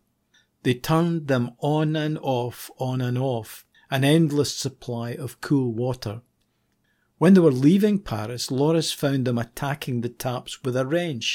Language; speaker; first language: English; native; English